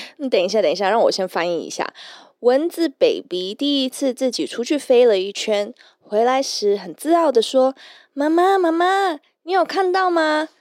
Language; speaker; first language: Chinese; early bilingual, heritage; German